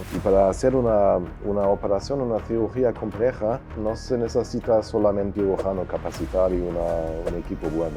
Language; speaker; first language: Spanish; non-native, fluent; German